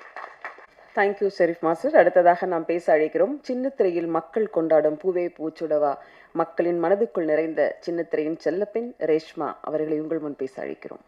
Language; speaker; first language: Tamil; native; Tamil